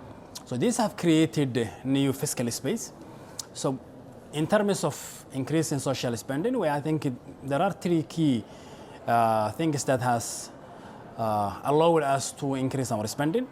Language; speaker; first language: English; non-native, local second language; Somali